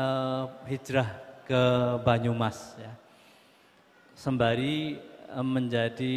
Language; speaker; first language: Indonesian; native; Indonesian